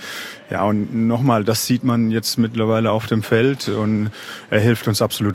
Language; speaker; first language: German; native; German